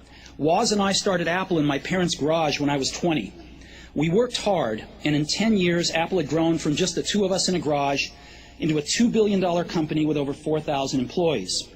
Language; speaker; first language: English; native; English